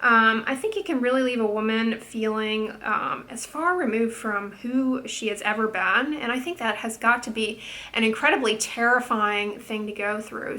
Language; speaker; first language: English; native; English